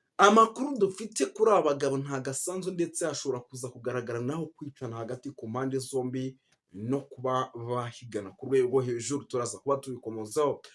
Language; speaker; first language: Kinyarwanda; native; Kinyarwanda